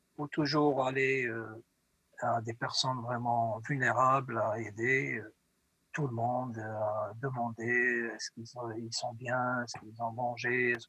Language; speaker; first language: French; non-native, local second language; Arabic